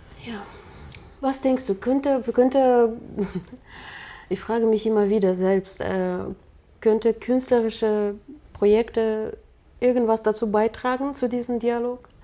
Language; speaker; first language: German; non-native, fluent; Russian